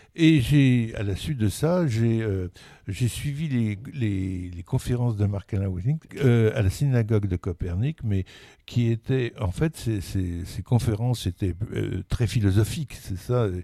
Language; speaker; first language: French; native; French